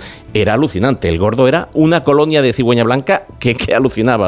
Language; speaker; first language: Spanish; native; Spanish